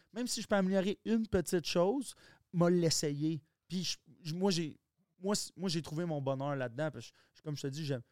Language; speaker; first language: French; early bilingual, other home language; English